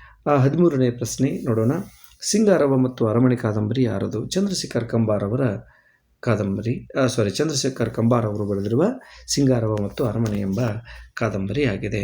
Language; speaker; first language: Kannada; native; Kannada